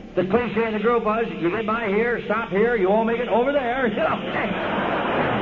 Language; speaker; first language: English; native; English